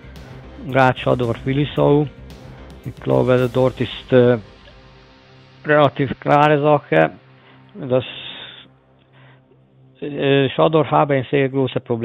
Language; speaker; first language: German; non-native, learner; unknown